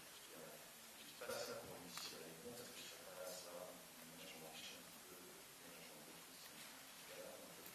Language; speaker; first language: French; native; French